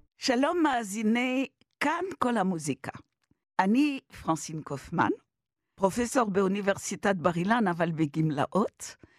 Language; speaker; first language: Hebrew; non-native, fluent; French